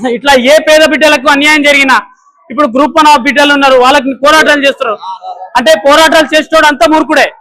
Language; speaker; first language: Telugu; non-native, local second language; Lambadi